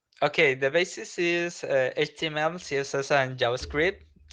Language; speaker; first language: English; non-native, learner; Spanish